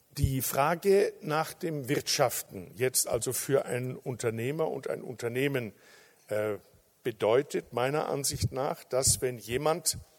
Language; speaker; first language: German; native; German